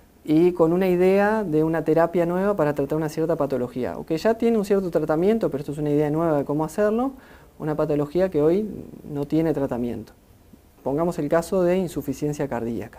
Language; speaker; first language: Spanish; native; Spanish